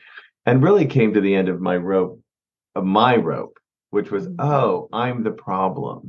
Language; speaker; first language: English; native; English